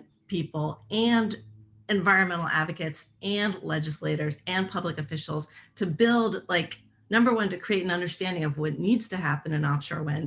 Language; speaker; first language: English; native; English